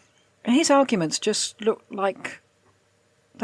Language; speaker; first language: English; native; English